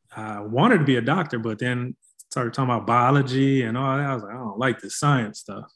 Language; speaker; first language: English; native; English